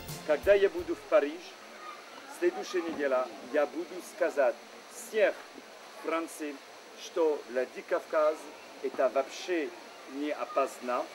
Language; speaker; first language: Russian; non-native, learner; French